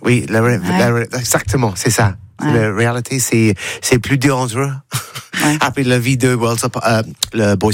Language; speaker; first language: French; non-native, learner; English